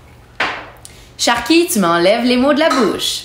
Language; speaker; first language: French; native; French